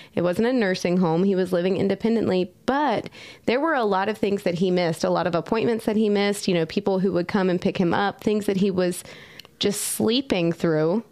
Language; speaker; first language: English; native; English